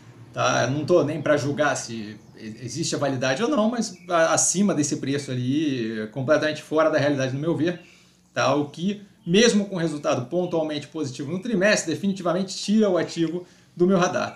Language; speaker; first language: Portuguese; native; Portuguese